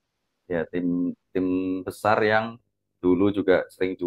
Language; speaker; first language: Indonesian; native; Indonesian